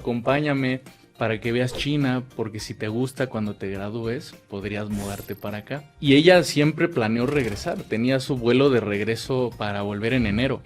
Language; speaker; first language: Spanish; native; Spanish